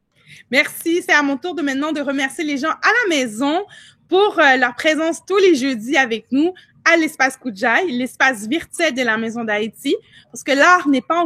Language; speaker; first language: French; native; French